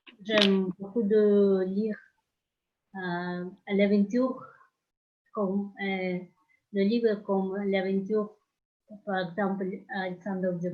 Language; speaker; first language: French; non-native, learner; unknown